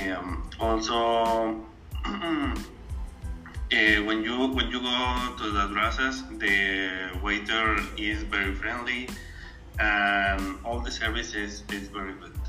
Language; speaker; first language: English; non-native, learner; Spanish